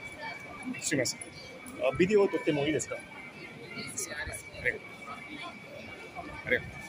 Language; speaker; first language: Japanese; non-native, learner; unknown